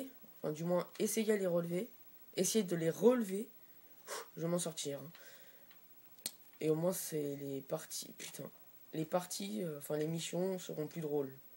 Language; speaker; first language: French; native; French